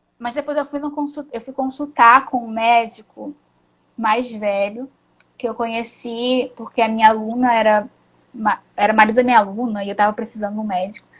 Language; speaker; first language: Portuguese; native; Portuguese